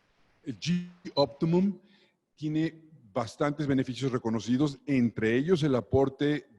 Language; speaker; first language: Spanish; native; Spanish